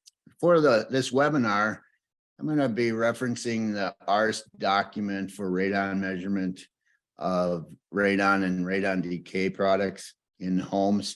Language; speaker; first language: English; native; English